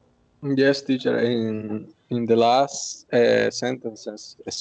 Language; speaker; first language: English; non-native, learner; Spanish